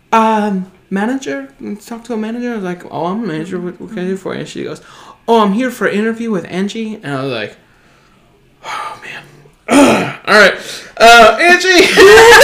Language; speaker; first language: English; native; English